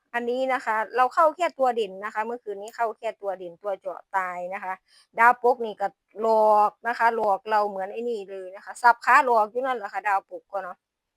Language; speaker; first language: Thai; non-native, local second language; Lao